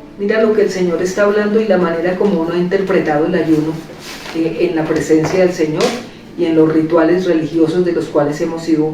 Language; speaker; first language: Spanish; native; Spanish